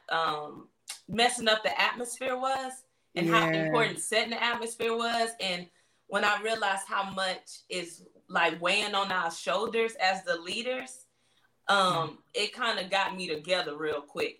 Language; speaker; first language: English; native; English